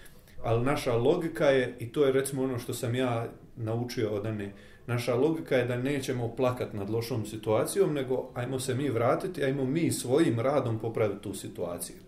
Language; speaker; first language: Serbian; native; Serbian